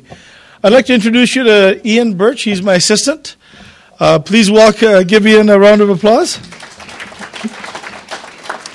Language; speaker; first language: English; native; English